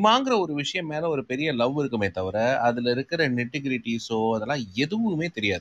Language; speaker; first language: Tamil; native; Tamil